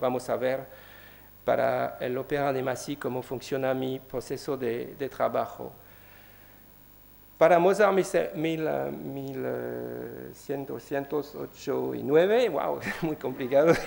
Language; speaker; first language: Spanish; non-native, learner; French